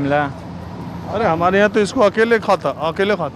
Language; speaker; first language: Hindi; native; Hindi